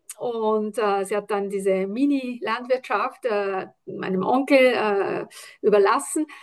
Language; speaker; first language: German; non-native, fluent; Italian